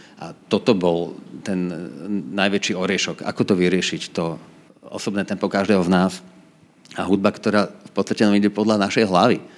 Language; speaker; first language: Slovak; native; Slovak